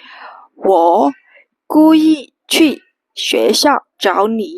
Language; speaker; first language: Chinese; non-native, fluent; Burmese